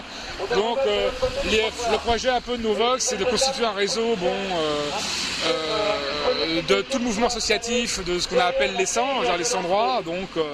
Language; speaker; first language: French; native; French